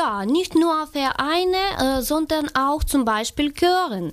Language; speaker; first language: German; non-native, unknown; Ukrainian